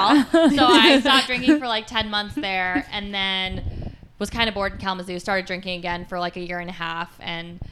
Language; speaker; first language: English; native; English